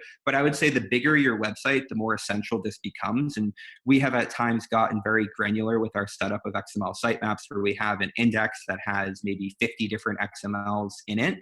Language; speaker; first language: English; native; English